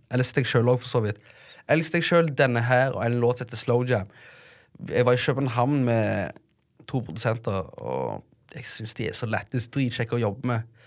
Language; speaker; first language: Norwegian; early bilingual, other home language; Tigrinya